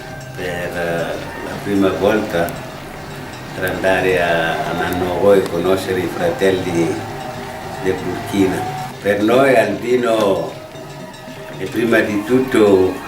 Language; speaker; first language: Italian; non-native, fluent; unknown